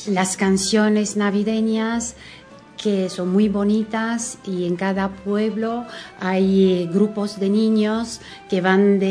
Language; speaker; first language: Spanish; non-native, fluent; Romanian